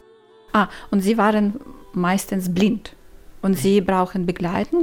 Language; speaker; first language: German; non-native, learner; Ukrainian